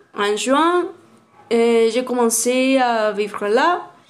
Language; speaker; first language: French; non-native, learner; Spanish